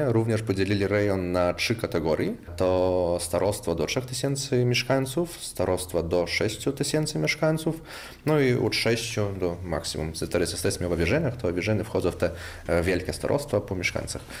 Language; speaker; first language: Polish; non-native, local second language; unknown